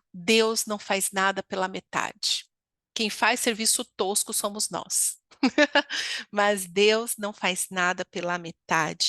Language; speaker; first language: Portuguese; native; Portuguese